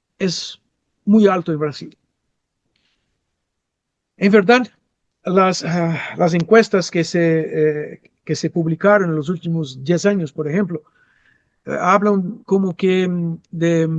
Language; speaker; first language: Spanish; non-native, fluent; Portuguese